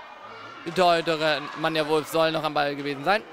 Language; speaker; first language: German; native; German